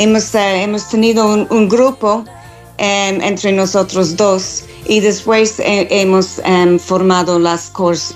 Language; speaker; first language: Spanish; non-native, fluent; English